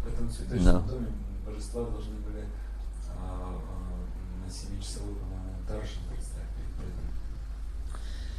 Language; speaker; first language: Russian; native; Russian